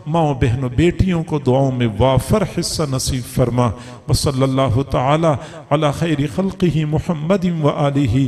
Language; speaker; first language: Urdu; non-native, local second language; Punjabi